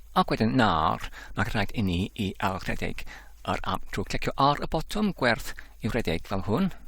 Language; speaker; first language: Welsh; non-native, learner; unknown